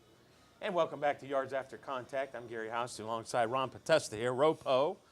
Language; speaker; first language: English; native; English